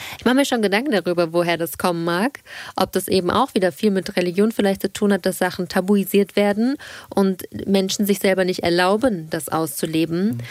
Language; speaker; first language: German; native; German